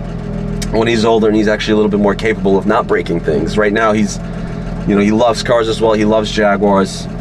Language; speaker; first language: English; native; English